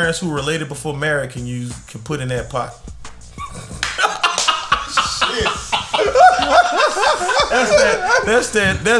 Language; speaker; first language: English; native; English